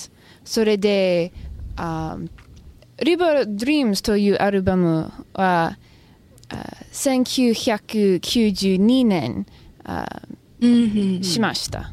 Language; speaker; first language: Japanese; non-native, learner; English